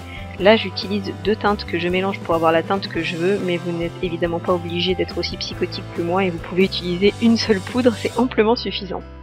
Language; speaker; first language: French; native; French